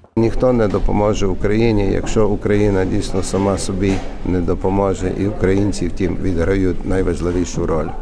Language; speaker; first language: Ukrainian; early bilingual, heritage; Ukrainian